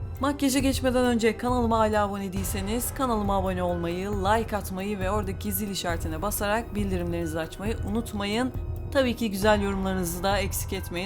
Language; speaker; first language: Turkish; native; Turkish